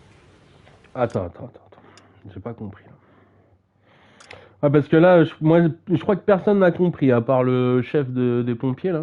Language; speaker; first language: French; native; French